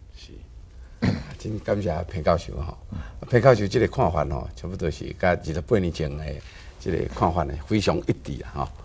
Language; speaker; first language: Chinese; non-native, local second language; Min Nan Chinese